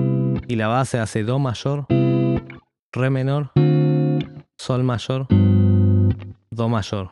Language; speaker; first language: Spanish; native; Spanish